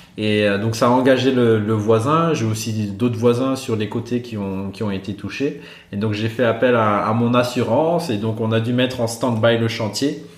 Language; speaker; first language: French; non-native, local second language; Malagasy